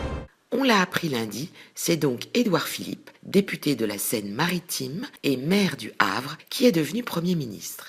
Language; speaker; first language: French; native; French